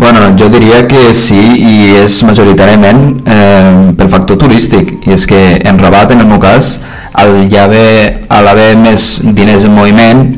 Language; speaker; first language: Catalan; early bilingual, other home language; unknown